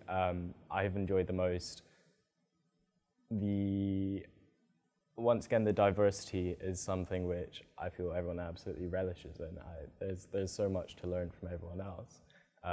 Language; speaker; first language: English; native; English